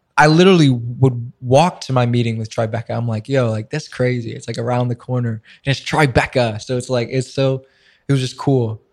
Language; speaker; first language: English; native; English